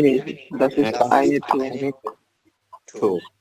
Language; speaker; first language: German; non-native, learner; Bangla